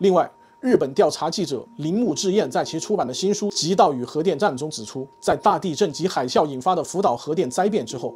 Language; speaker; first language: Chinese; native; Chinese